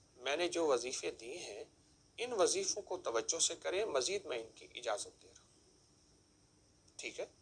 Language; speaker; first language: Urdu; native; Urdu